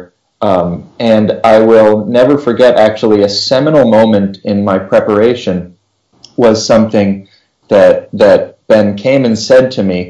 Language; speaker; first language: English; native; English